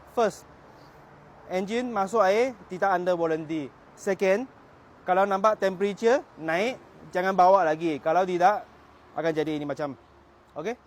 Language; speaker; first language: Malay; non-native, local second language; Chinese